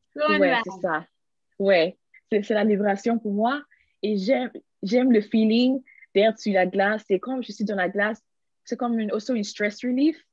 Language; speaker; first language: French; non-native, learner; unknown